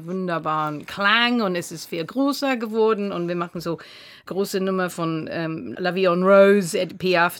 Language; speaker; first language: German; non-native, fluent; English